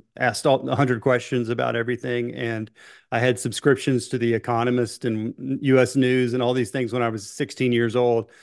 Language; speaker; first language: English; native; English